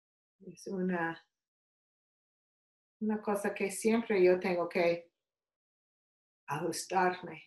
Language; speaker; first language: Spanish; non-native, learner; English